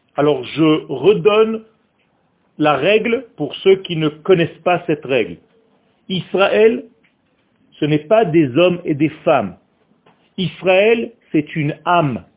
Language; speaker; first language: French; non-native, fluent; Hebrew